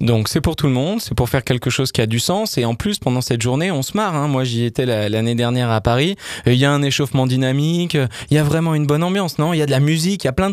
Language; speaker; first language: French; native; French